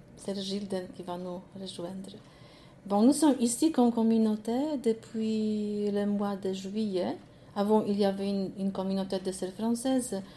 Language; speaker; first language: French; non-native, learner; Polish